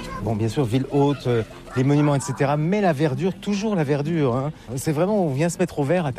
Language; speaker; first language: French; native; French